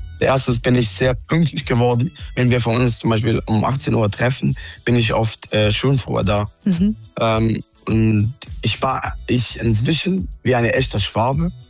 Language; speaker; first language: German; non-native, fluent; Arabic